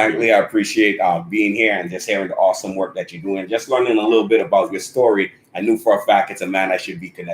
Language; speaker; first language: English; native; English